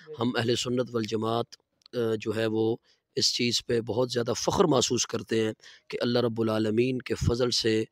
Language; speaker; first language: Urdu; non-native, local second language; Punjabi